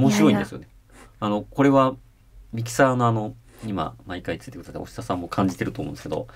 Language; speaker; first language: Japanese; native; Japanese